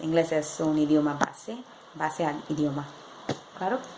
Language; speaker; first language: Spanish; non-native, learner; English